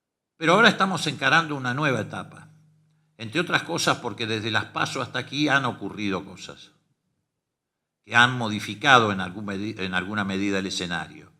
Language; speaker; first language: Spanish; native; Spanish